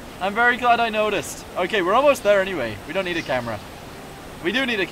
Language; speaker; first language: English; native; English